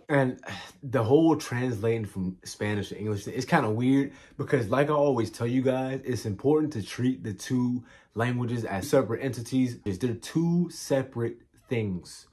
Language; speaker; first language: English; native; English